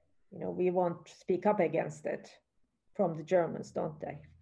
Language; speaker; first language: English; non-native, fluent; Turkish